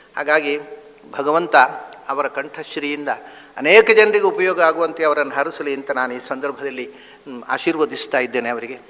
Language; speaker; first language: Kannada; native; Kannada